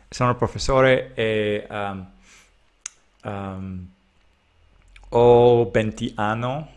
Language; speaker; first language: Italian; non-native, learner; English